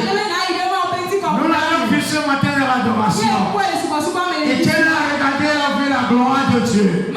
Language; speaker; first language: French; non-native, local second language; Ewe